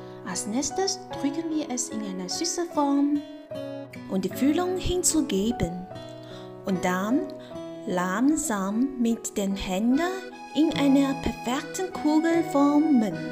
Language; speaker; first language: German; non-native, fluent; Chinese